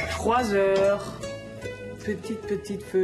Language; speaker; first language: French; non-native, fluent; German